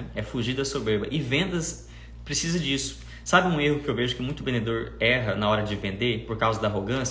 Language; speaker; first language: Portuguese; native; Portuguese